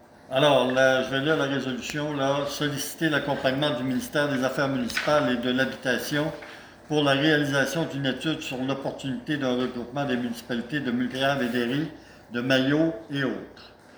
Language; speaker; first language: French; native; French